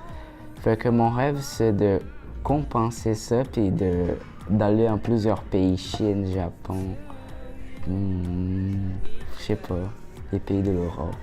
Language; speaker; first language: French; early bilingual, other home language; Portuguese